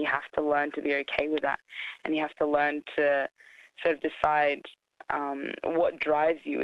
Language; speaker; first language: English; native; English